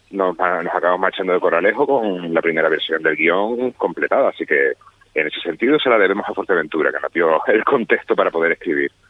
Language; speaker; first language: Spanish; native; Spanish